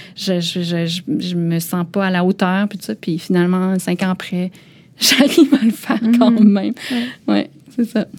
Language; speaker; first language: French; early bilingual, other home language; Lao